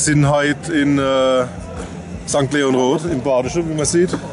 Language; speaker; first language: German; native; German